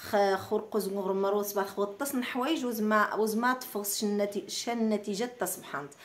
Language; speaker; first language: Arabic; native; Arabic